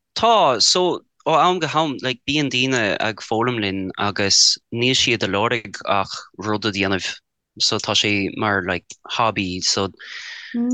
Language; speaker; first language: Irish; non-native, fluent; English